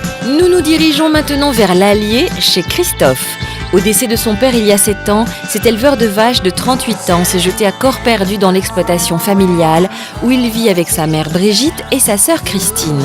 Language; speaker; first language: French; native; French